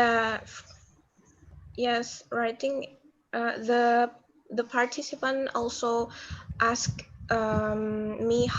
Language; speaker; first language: English; non-native, learner; Indonesian